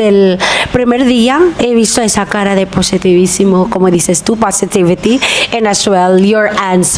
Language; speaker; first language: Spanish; non-native, fluent; Filipino